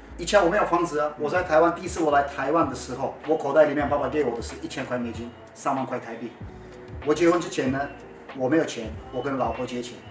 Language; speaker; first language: Chinese; non-native, fluent; Turkish